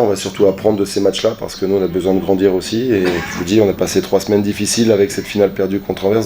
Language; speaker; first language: French; native; French